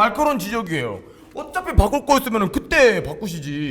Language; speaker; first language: Korean; native; Korean